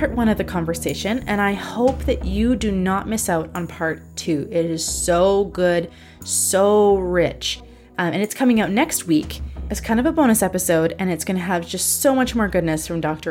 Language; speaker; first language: English; native; English